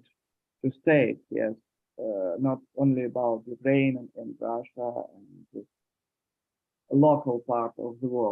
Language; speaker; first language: English; non-native, learner; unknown